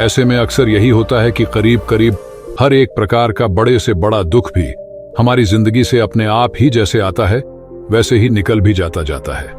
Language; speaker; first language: Hindi; native; Hindi